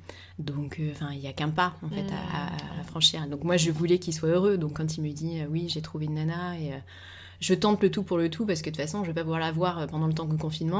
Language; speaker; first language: French; native; French